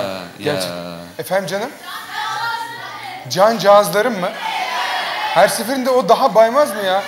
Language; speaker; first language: Turkish; native; Turkish